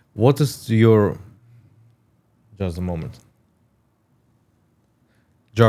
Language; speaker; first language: English; non-native, learner; Russian